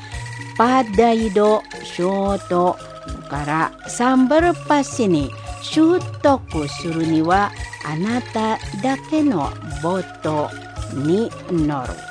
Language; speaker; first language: Japanese; non-native, fluent; Indonesian